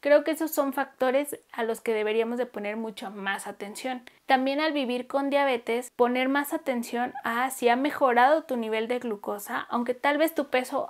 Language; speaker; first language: Spanish; native; Spanish